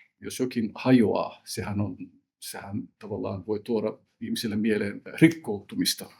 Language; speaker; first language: Finnish; early bilingual, other home language; Somali